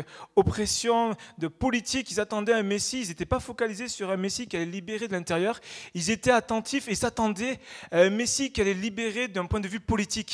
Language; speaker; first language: French; native; French